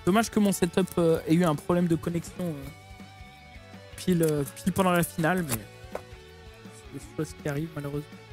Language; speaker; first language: French; native; French